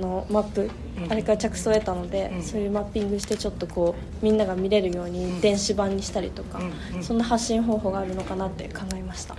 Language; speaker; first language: Japanese; native; Japanese